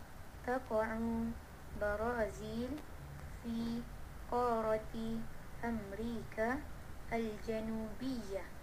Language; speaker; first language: Arabic; non-native, learner; Malay